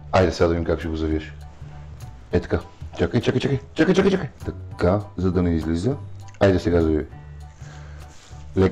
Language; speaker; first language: Bulgarian; native; Bulgarian